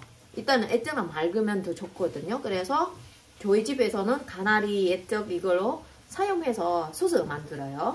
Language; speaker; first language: Korean; non-native, fluent; Vietnamese